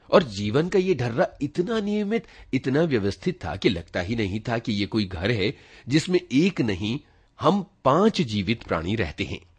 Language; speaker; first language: Hindi; native; Hindi